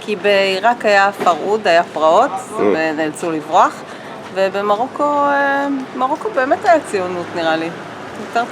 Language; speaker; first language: Hebrew; native; Hebrew